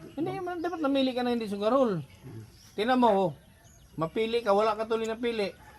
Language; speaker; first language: Filipino; non-native, local second language; Cebuano